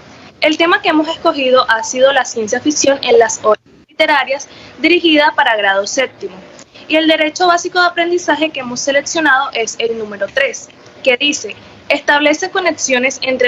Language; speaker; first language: Spanish; native; Spanish